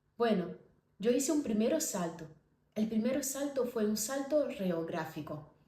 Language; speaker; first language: Spanish; non-native, fluent; Portuguese